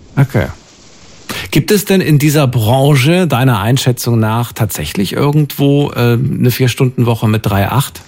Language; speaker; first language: German; native; German